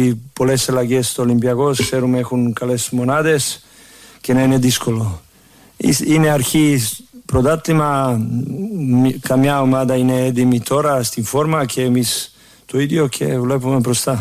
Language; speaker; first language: Greek; non-native, fluent; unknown